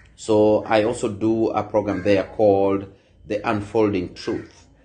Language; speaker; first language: English; non-native, local second language; Luo (Kenya and Tanzania)